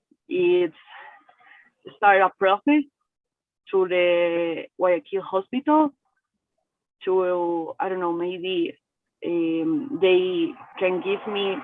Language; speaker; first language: English; non-native, learner; Spanish